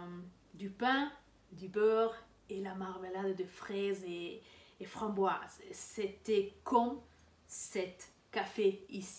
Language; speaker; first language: French; non-native, learner; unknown